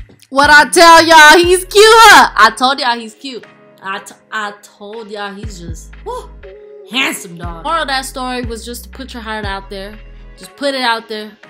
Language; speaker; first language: English; early bilingual, other home language; Spanish